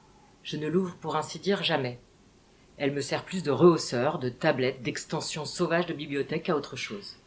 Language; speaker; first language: French; native; French